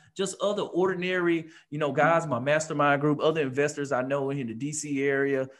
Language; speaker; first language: English; native; English